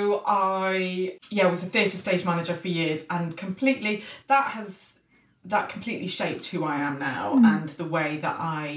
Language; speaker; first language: English; native; English